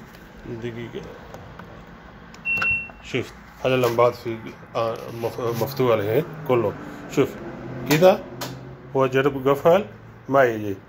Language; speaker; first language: Arabic; non-native, learner; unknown